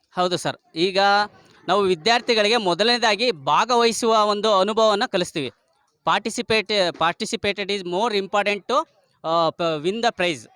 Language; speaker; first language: Kannada; native; Kannada